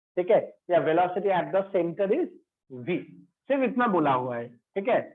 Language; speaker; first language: Hindi; non-native, local second language; Bangla